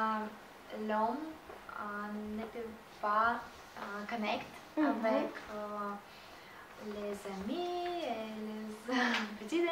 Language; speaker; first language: French; non-native, learner; Russian